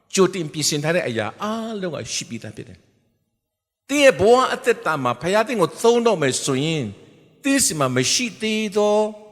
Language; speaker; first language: Burmese; non-native, local second language; Kachin